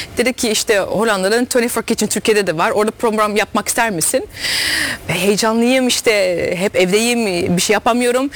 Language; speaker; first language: Turkish; early bilingual, heritage; Turkish